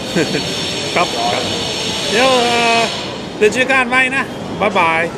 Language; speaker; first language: Thai; non-native, fluent; English